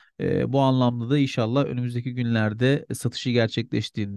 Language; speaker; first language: Turkish; native; Turkish